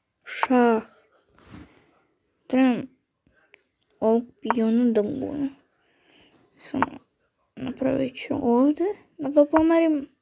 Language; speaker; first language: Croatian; early bilingual, heritage; Croatian